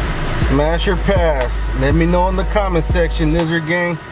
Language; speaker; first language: English; native; English